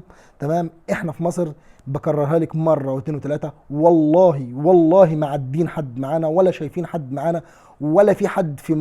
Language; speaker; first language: Arabic; native; Arabic